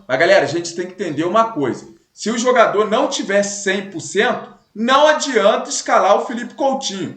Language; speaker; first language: Portuguese; native; Portuguese